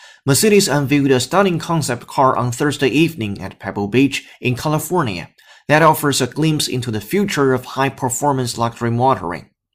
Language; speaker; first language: English; non-native, fluent; Chinese